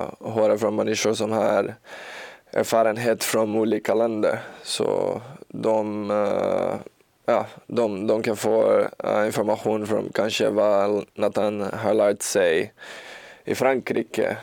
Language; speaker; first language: Swedish; non-native, learner; Portuguese